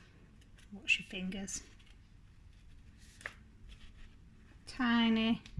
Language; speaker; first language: English; native; English